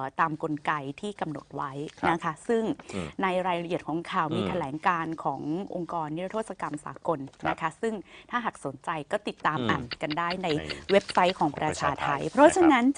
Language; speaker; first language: Thai; native; Thai